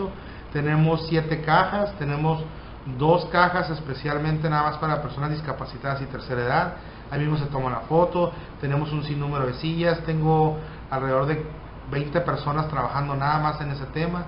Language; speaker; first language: Spanish; native; Spanish